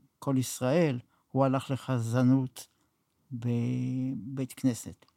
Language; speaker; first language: Hebrew; early bilingual, other home language; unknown